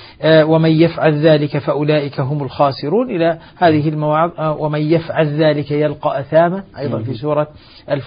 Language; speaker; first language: Arabic; native; Arabic